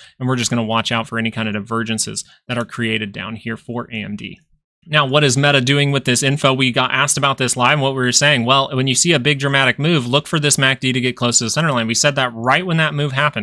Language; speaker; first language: English; native; English